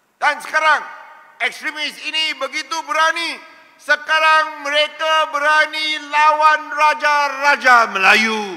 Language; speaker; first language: Malay; non-native, local second language; Chinese